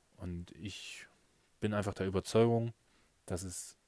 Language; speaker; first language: German; native; German